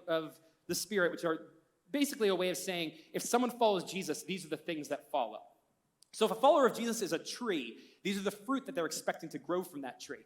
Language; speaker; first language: English; native; English